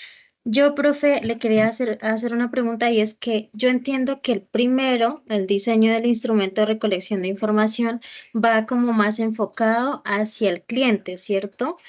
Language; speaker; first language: Spanish; native; Spanish